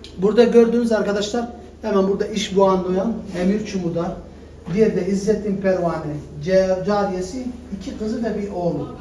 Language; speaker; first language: Turkish; native; Turkish